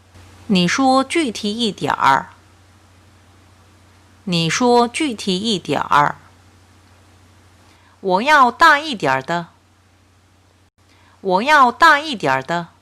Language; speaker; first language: Chinese; non-native, fluent; Korean